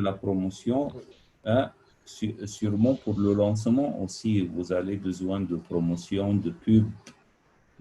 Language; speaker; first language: French; non-native, learner; Arabic